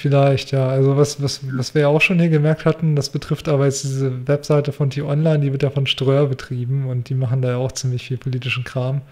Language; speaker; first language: German; native; German